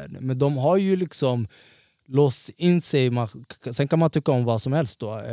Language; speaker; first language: Swedish; early bilingual, other home language; Somali